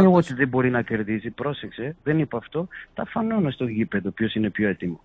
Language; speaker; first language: Greek; non-native, fluent; Portuguese